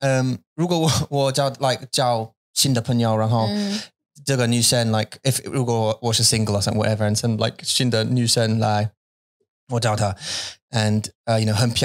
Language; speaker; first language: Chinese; non-native, learner; English